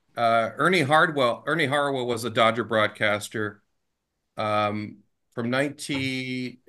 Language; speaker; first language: English; native; English